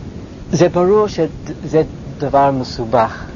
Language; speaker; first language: Hebrew; non-native, fluent; English